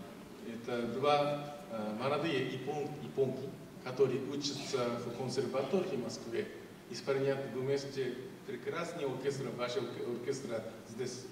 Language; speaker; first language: Russian; non-native, fluent; Japanese